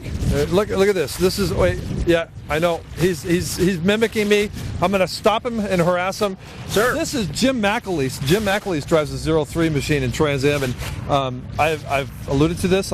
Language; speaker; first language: English; native; English